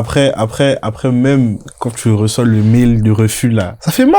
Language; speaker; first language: French; native; French